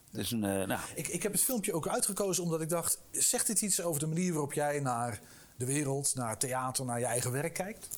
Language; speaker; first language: Dutch; native; Dutch